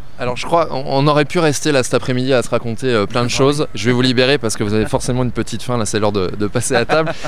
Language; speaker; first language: French; native; French